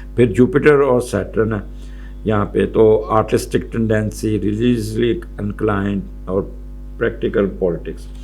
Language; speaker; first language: Urdu; non-native, local second language; Punjabi